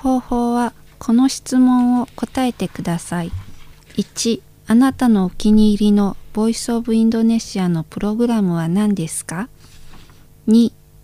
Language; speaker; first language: Japanese; non-native, fluent; Indonesian